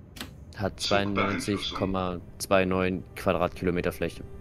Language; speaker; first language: German; native; German